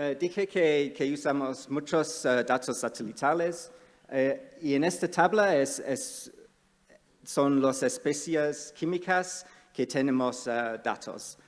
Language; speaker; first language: Spanish; non-native, fluent; English